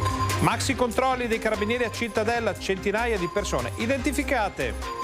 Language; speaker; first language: Italian; native; Italian